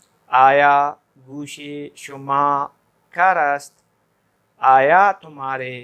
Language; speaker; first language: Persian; non-native, fluent; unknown